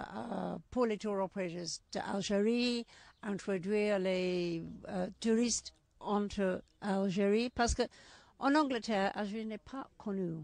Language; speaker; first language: French; non-native, learner; English